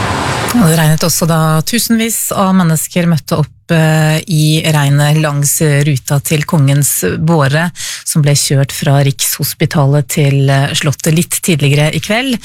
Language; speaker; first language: Norwegian; native; Norwegian